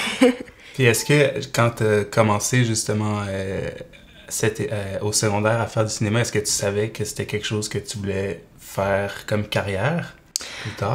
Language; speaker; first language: French; native; French